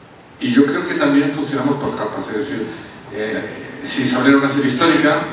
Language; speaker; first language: Spanish; native; Spanish